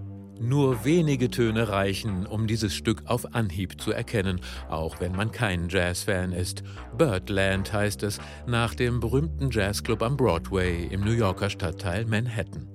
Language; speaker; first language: German; native; German